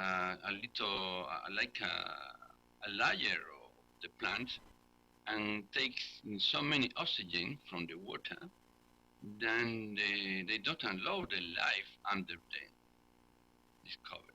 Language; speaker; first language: English; non-native, learner; Spanish